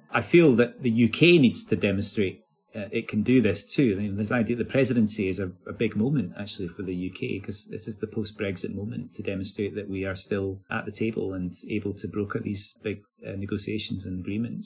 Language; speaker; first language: English; native; English